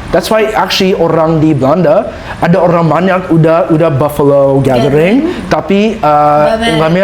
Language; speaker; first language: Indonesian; non-native, learner; English